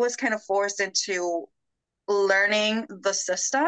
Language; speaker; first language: English; early bilingual, other home language; Spanish